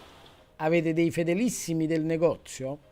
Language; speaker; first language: Italian; native; Italian